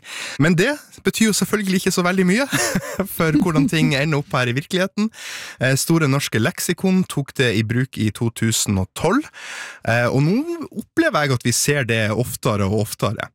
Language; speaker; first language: Norwegian; native; Norwegian